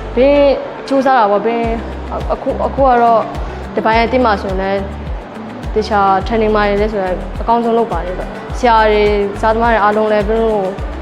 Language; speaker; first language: Burmese; non-native, local second language; Kachin